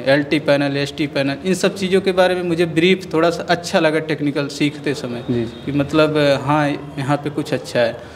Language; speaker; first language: Hindi; native; Hindi